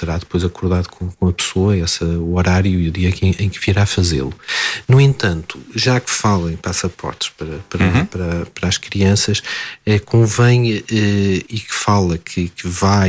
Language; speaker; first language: Portuguese; native; Portuguese